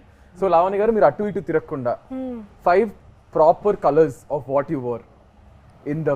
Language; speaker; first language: Telugu; native; Telugu